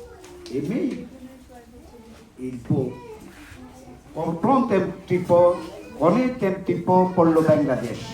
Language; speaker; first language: French; non-native, learner; Bangla